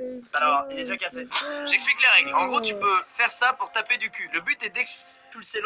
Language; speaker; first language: French; native; French